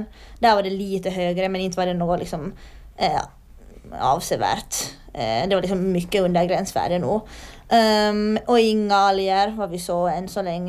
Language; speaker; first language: Swedish; native; Swedish